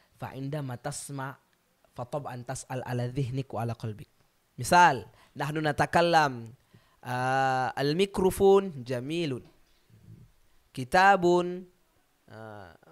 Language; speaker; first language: Arabic; non-native, learner; Indonesian